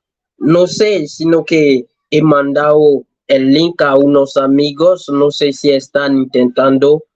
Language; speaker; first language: Spanish; non-native, learner; French